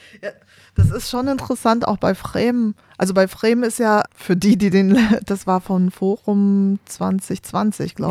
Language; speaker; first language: German; native; German